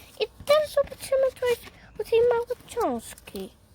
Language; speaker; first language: Polish; early bilingual, heritage; Polish